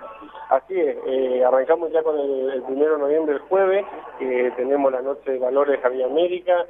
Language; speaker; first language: Spanish; native; Spanish